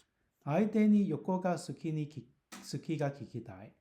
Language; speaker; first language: Japanese; non-native, fluent; Cantonese